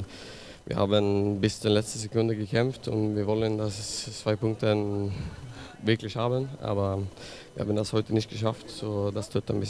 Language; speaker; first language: German; non-native, learner; Swedish